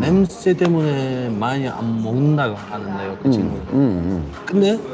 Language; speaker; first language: Korean; non-native, fluent; Uzbek